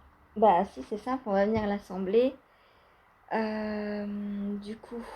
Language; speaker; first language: French; native; French